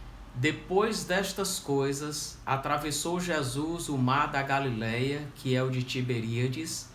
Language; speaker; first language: Portuguese; native; Portuguese